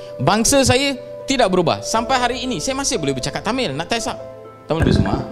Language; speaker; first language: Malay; non-native, local second language; Tamil